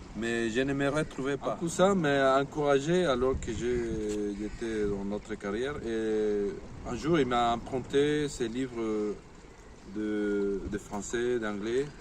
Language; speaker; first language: French; non-native, fluent; Spanish